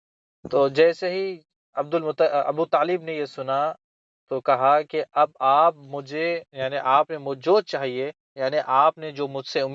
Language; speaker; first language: Urdu; native; Urdu